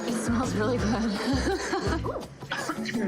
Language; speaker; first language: English; native; English